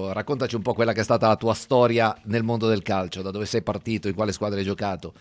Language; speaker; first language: Italian; native; Italian